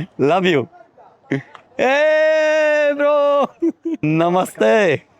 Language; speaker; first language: Hindi; native; Hindi